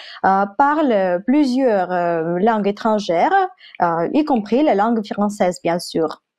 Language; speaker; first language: French; non-native, fluent; Russian